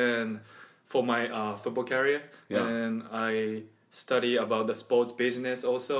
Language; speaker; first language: English; non-native, learner; Japanese